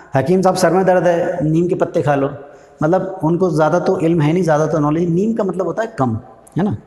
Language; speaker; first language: Hindi; native; Hindi